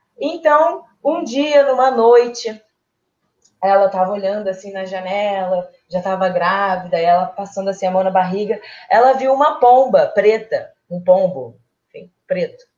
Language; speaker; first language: Portuguese; early bilingual, other home language; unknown